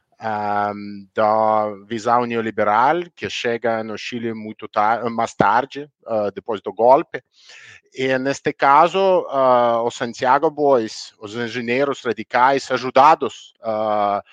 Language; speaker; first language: Portuguese; non-native, learner; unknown